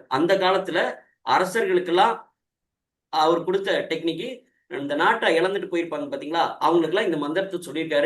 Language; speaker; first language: Tamil; native; Tamil